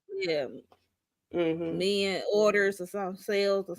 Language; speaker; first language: English; native; English